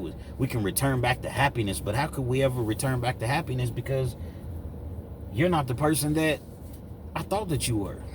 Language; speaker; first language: English; native; English